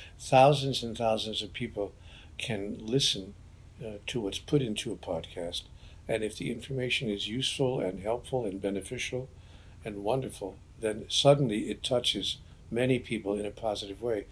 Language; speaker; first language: English; native; English